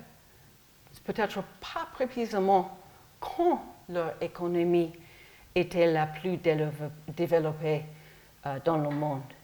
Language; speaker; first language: French; non-native, learner; English